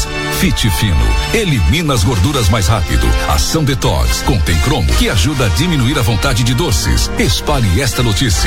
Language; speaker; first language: Portuguese; native; Portuguese